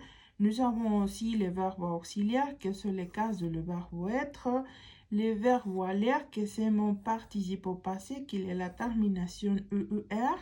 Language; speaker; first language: French; non-native, fluent; Spanish